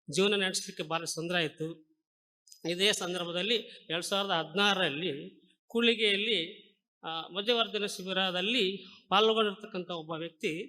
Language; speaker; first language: Kannada; native; Kannada